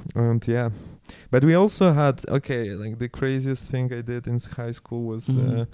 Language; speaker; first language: English; non-native, fluent; Polish